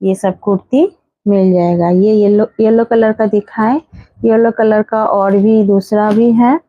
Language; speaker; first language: Hindi; non-native, local second language; Bangla